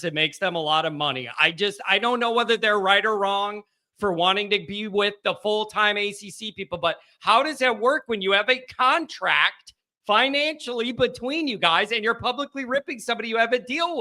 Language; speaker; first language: English; native; English